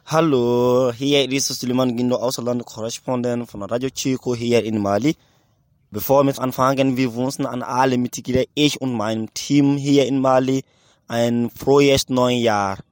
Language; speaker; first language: German; non-native, learner; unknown